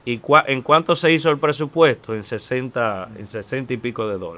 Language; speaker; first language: Spanish; native; Spanish